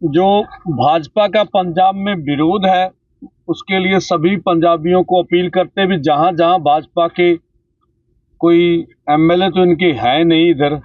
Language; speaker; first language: Hindi; non-native, local second language; Punjabi